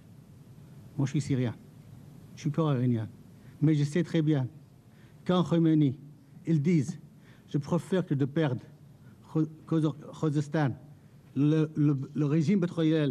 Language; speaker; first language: French; non-native, fluent; Arabic